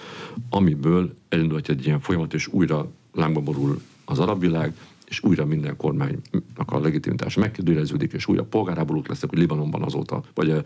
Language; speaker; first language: Hungarian; native; Hungarian